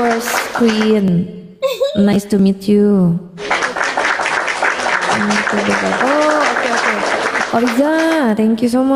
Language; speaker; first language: English; non-native, learner; Indonesian